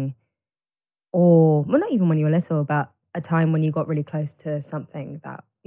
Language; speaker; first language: English; native; English